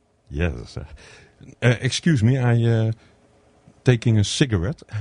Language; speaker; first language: English; non-native, learner; Dutch